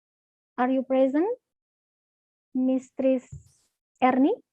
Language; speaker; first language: English; non-native, learner; Indonesian